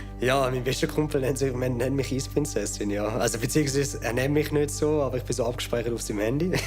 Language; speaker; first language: German; native; German